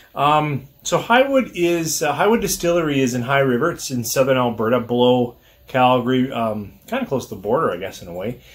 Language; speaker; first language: English; native; English